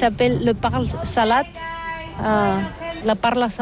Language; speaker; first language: French; non-native, learner; Catalan